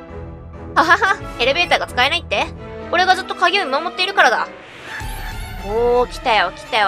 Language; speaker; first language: Japanese; native; Japanese